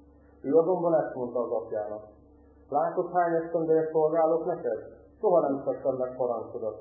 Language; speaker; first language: Hungarian; native; Hungarian